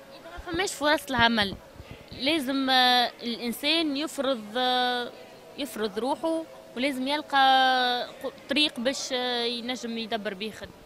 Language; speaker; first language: Arabic; native; Arabic